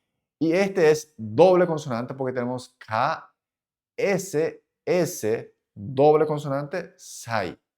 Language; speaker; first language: Spanish; non-native, fluent; Japanese